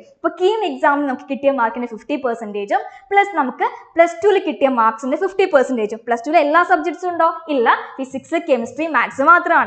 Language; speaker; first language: Malayalam; native; Malayalam